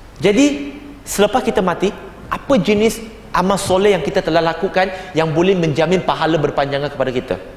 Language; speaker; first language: Malay; non-native, local second language; Chinese